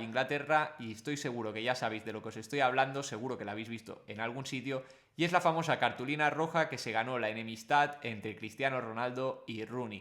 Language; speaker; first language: Spanish; native; Spanish